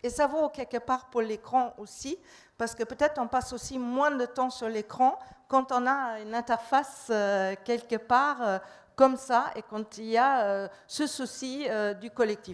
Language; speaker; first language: French; non-native, fluent; German